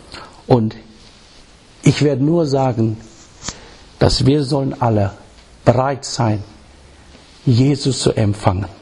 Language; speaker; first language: German; non-native, learner; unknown